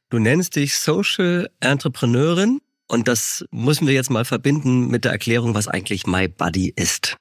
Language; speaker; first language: German; native; German